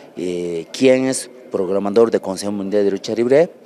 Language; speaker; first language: Spanish; non-native, learner; Japanese